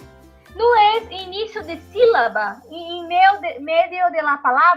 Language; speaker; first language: Spanish; non-native, learner; Portuguese